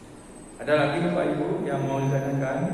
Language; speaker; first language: Indonesian; native; Indonesian